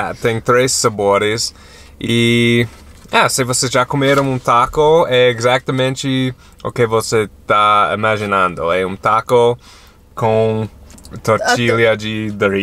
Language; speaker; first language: Portuguese; non-native, fluent; English